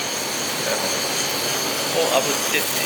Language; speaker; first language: Japanese; native; Japanese